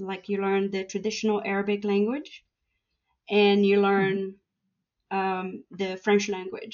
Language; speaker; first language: English; non-native, fluent; Arabic